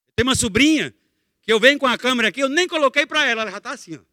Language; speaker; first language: Portuguese; native; Portuguese